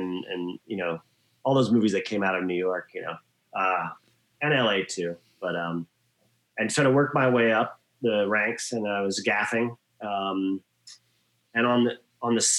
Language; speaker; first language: English; native; English